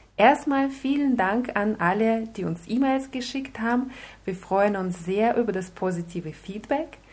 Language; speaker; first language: German; non-native, fluent; Russian